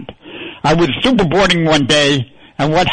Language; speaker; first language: English; native; English